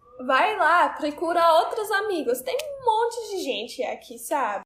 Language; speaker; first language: Portuguese; non-native, learner; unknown